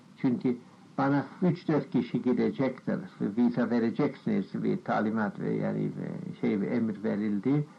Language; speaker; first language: Turkish; non-native, fluent; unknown